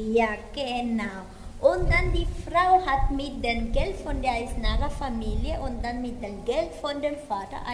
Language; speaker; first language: German; non-native, fluent; Spanish